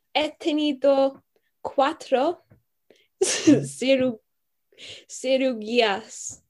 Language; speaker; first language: Spanish; non-native, learner; English